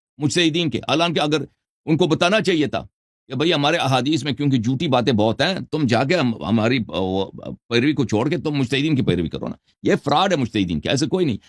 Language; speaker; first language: Urdu; non-native, fluent; Persian